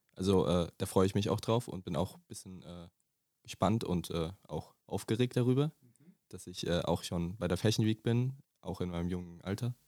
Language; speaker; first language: German; native; German